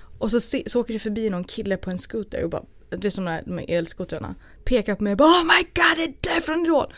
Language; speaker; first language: Swedish; early bilingual, other home language; Turoyo